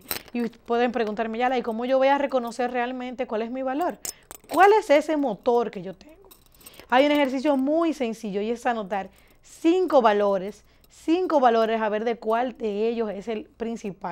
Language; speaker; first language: Spanish; native; Spanish